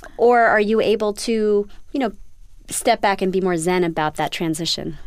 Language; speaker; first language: English; native; English